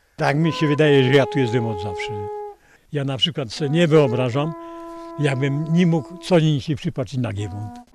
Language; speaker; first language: Polish; native; Polish